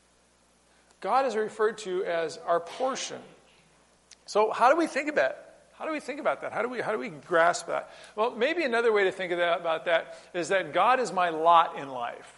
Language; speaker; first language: English; native; English